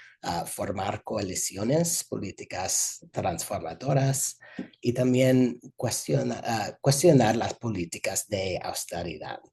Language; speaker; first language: Spanish; non-native, fluent; English